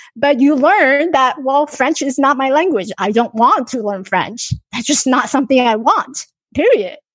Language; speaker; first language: English; non-native, fluent; Chinese